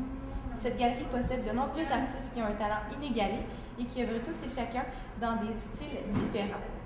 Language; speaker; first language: French; native; French